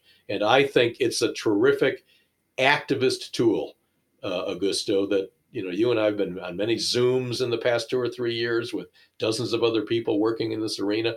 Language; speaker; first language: English; native; English